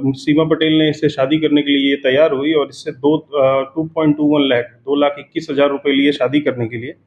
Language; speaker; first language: Hindi; non-native, local second language; Gujarati